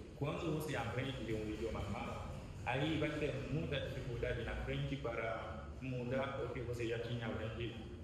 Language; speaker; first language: Portuguese; non-native, fluent; Haitian Creole